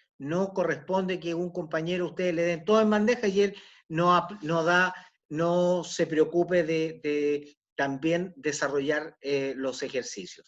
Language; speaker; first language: Spanish; native; Spanish